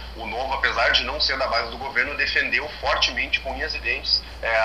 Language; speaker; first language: Portuguese; native; Portuguese